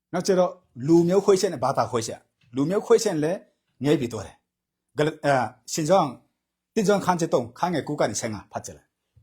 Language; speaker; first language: Burmese; non-native, local second language; Tedim Chin